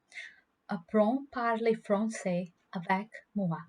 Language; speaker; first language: French; non-native, learner; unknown